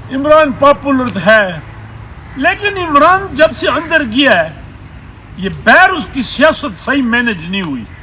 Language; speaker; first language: Urdu; non-native, local second language; Pashto